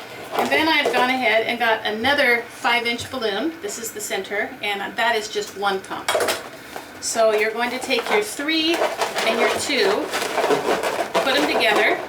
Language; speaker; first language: English; native; English